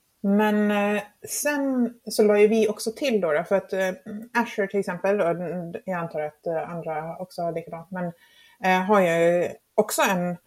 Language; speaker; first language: Swedish; non-native, fluent; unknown